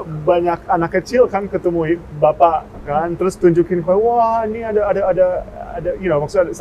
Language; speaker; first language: Indonesian; early bilingual, heritage; English